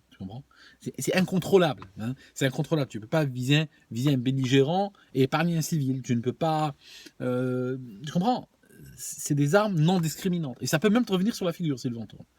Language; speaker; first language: French; non-native, local second language; Arabic